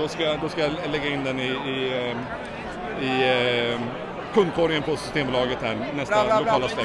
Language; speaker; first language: Swedish; native; Swedish